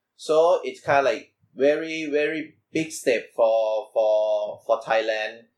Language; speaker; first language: English; non-native, learner; Thai